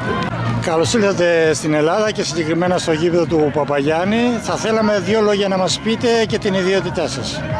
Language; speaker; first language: Greek; native; Greek